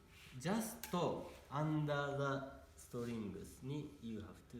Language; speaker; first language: English; non-native, learner; Japanese